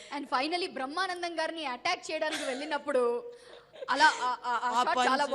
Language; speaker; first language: Telugu; native; Telugu